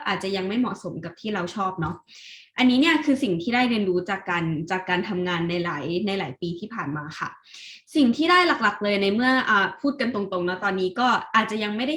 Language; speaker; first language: Thai; native; Thai